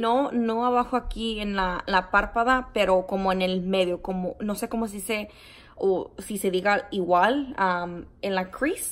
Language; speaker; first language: Spanish; early bilingual, heritage; Spanish